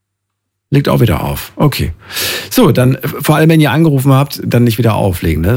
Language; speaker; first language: German; native; German